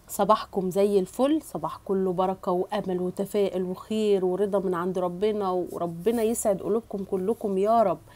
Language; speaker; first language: Arabic; native; Arabic